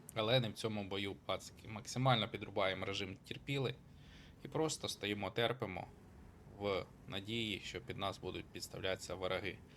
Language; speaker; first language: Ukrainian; non-native, local second language; Russian